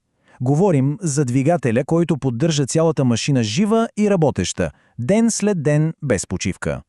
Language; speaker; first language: Bulgarian; native; Bulgarian